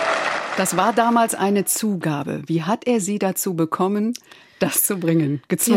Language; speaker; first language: German; native; German